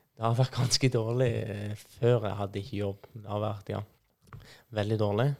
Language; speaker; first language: Norwegian; non-native, fluent; Persian